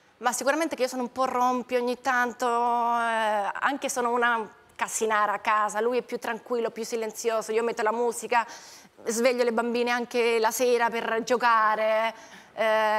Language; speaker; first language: Italian; non-native, fluent; Spanish